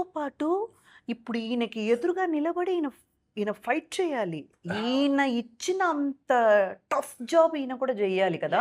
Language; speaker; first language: Telugu; native; Telugu